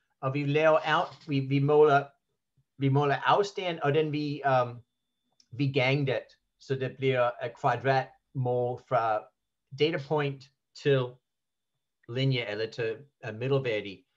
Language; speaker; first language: Danish; non-native, learner; English